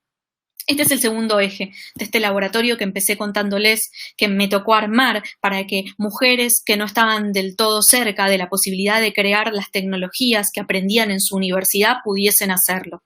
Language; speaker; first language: Spanish; native; Spanish